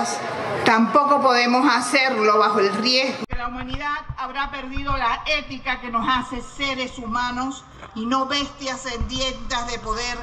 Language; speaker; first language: Spanish; native; Spanish